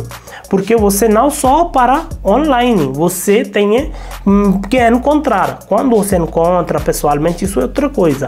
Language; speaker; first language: Portuguese; non-native, learner; Hindi